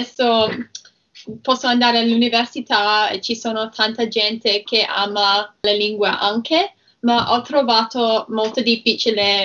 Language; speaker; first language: Italian; non-native, learner; English